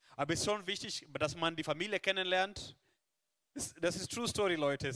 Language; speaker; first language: German; non-native, fluent; Swahili